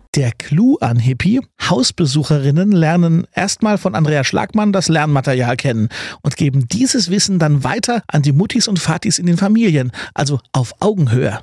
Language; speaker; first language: German; native; German